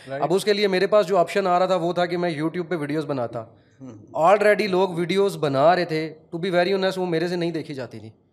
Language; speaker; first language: Urdu; non-native, local second language; Punjabi